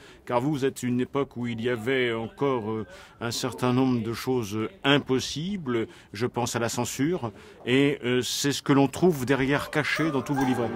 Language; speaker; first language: French; native; French